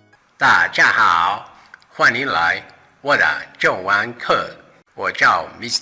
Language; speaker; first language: Chinese; non-native, fluent; Portuguese